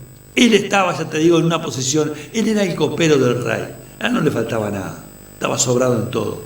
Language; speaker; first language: Spanish; native; Spanish